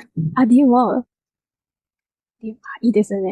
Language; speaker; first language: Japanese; non-native, fluent; Indonesian